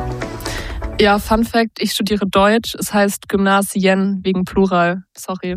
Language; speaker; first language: German; native; German